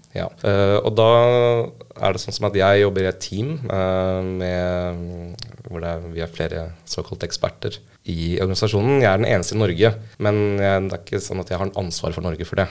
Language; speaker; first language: Norwegian; native; Norwegian